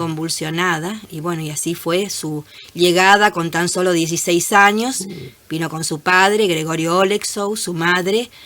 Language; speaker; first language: Spanish; native; Spanish